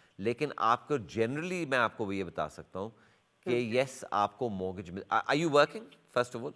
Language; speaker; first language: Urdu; early bilingual, heritage; Urdu